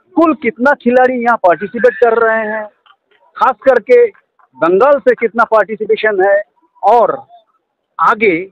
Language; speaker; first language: Hindi; non-native, local second language; Bangla